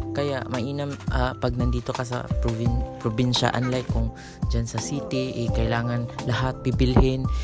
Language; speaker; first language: Filipino; non-native, local second language; Cebuano